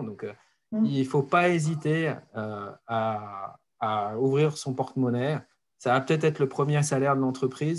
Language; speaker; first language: French; native; French